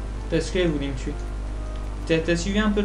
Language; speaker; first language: French; native; French